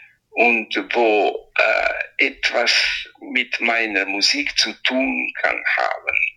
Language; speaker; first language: German; non-native, fluent; Italian